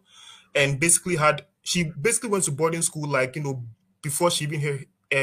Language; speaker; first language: English; non-native, local second language; Akan